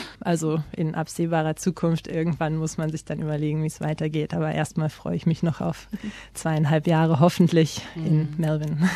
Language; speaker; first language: German; native; German